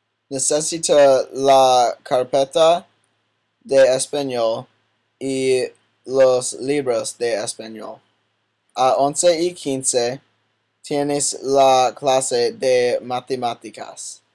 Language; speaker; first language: Spanish; non-native, learner; English